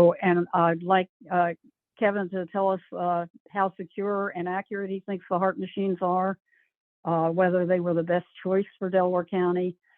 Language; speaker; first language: English; native; English